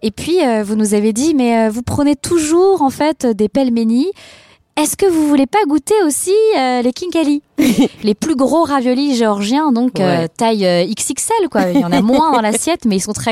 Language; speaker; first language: French; native; French